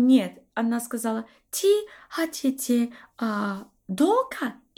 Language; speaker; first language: Russian; non-native, learner; English